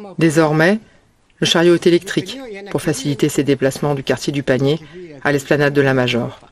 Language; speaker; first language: French; native; French